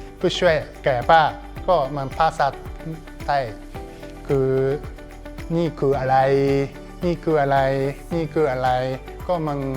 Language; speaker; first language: Thai; non-native, learner; Japanese